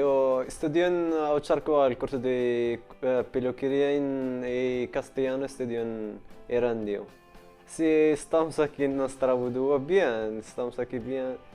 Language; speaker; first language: Spanish; non-native, learner; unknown